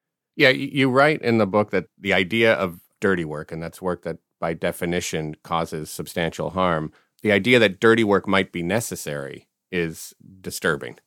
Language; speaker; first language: English; native; English